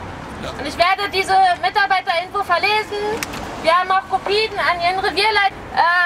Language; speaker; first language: German; native; German